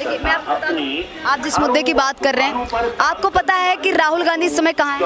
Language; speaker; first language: Hindi; native; Hindi